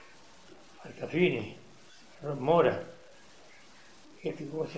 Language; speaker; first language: Italian; non-native, learner; Spanish